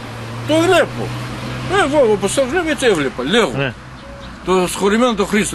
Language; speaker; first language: Greek; non-native, learner; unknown